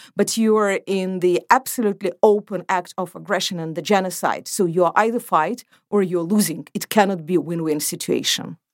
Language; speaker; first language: English; non-native, fluent; Ukrainian